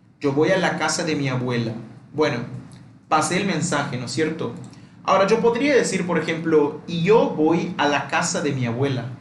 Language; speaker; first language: Spanish; non-native, fluent; Portuguese